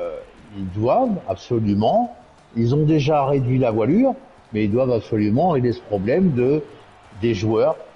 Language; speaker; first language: French; native; French